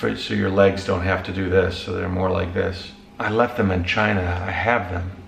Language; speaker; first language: English; native; English